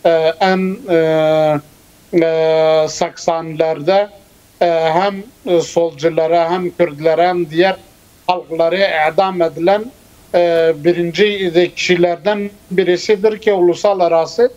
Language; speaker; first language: Turkish; non-native, fluent; Kurdish